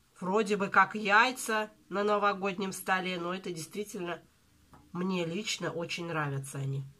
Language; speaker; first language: Russian; native; Russian